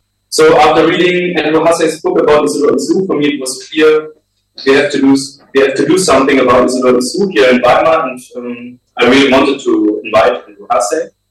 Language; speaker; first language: English; non-native, fluent; German